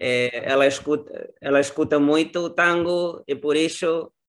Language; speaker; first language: Spanish; non-native, fluent; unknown